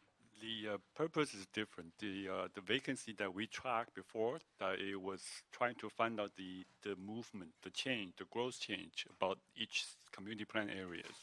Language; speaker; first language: English; non-native, fluent; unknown